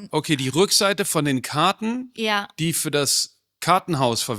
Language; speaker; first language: German; native; German